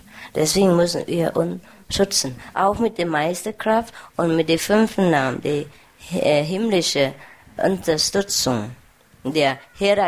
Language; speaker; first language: German; non-native, fluent; Vietnamese